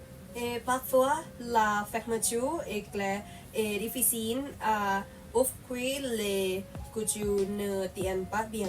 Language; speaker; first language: French; non-native, learner; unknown